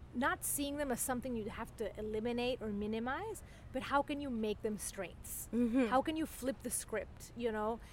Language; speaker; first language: English; non-native, fluent; Spanish